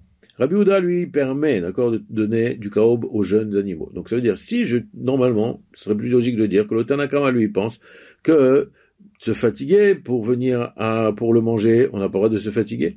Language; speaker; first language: French; native; French